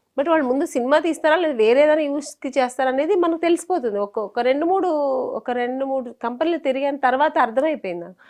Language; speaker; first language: Telugu; native; Telugu